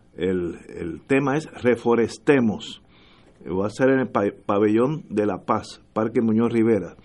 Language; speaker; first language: Spanish; native; Spanish